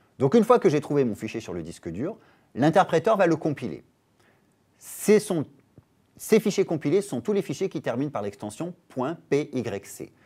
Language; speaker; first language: French; native; French